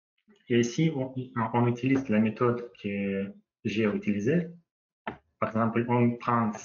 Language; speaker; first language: French; non-native, learner; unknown